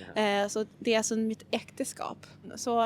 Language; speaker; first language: Swedish; non-native, fluent; Italian